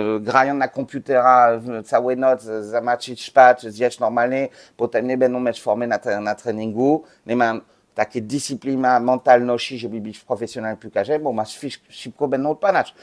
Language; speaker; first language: Polish; non-native, learner; French